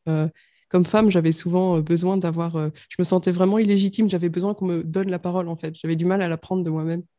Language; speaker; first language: French; native; French